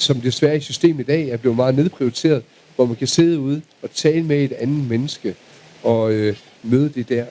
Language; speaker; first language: Danish; native; Danish